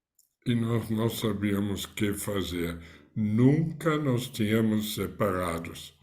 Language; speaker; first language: Portuguese; non-native, fluent; German